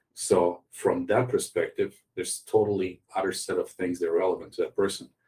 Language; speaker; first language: English; non-native, fluent; Croatian